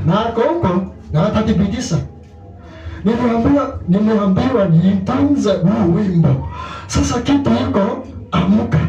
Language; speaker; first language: Swahili; non-native, local second language; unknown